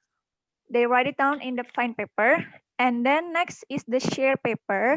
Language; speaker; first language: English; non-native, learner; Indonesian